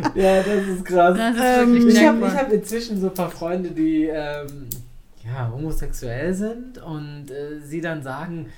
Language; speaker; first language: German; non-native, fluent; Spanish